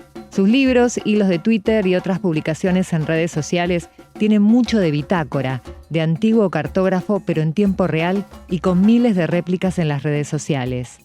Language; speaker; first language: Spanish; native; Spanish